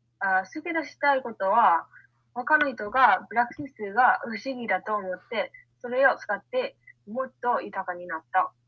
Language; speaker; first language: Japanese; non-native, learner; English